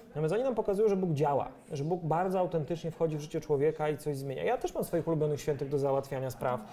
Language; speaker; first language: Polish; native; Polish